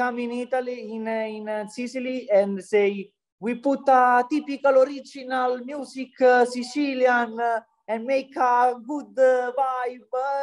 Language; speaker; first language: English; non-native, learner; Italian